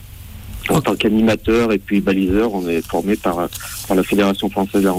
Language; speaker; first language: French; native; French